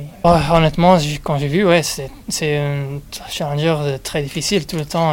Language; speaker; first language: French; non-native, fluent; English